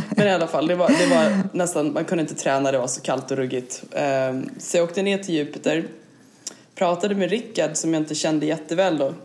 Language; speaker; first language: Swedish; native; Swedish